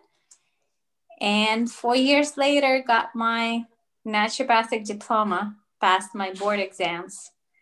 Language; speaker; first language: English; non-native, fluent; Russian